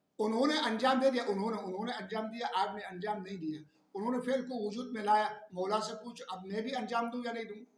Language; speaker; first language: Urdu; non-native, local second language; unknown